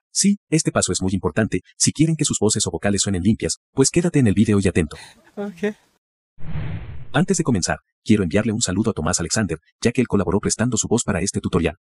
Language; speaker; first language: Spanish; native; Spanish